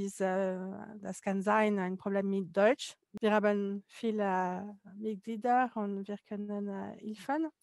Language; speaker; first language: German; non-native, learner; French